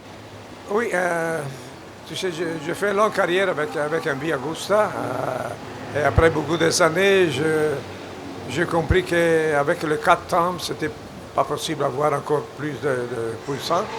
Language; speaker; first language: French; non-native, fluent; Italian